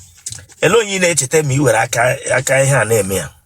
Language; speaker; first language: Igbo; native; Igbo